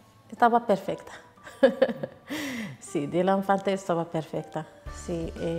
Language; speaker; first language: Spanish; non-native, learner; Arabic